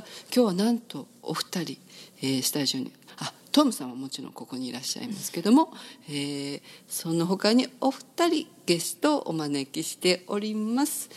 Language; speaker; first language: Japanese; native; Japanese